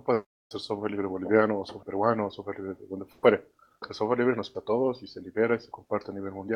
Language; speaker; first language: Spanish; native; Spanish